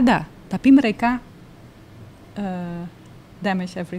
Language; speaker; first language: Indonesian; non-native, learner; Dutch